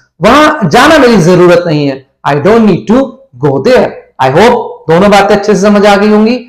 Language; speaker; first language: Hindi; native; Hindi